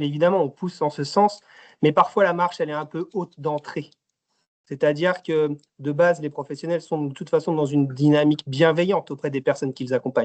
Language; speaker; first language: French; native; French